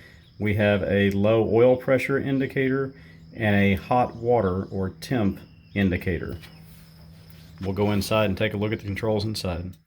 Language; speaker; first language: English; native; English